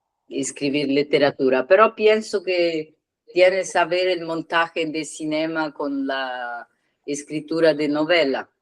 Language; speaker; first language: Spanish; non-native, learner; Italian